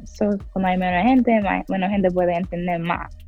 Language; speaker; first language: Spanish; early bilingual, heritage; English